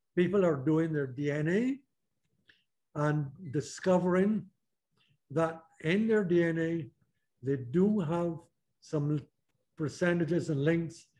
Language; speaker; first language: English; native; English